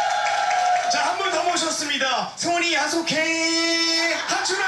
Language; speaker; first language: Korean; native; Korean